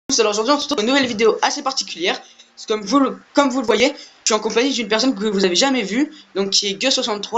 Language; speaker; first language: French; native; French